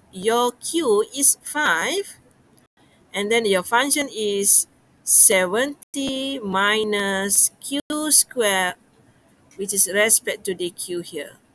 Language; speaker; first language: English; non-native, local second language; Malay